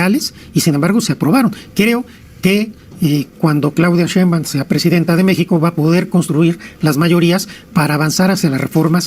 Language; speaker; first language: Spanish; native; Spanish